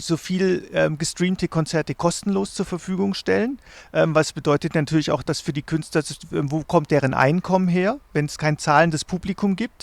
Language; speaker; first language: German; native; German